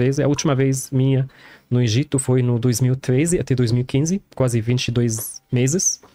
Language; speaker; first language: Portuguese; non-native, learner; Arabic